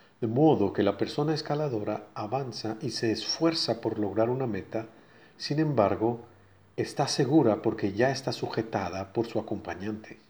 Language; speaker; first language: Spanish; native; Spanish